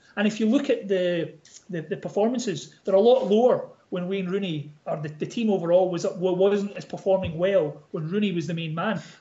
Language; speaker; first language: English; native; English